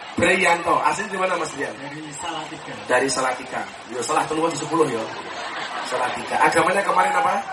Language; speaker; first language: Indonesian; non-native, local second language; Javanese